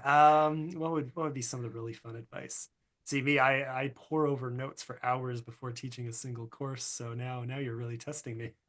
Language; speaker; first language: English; native; English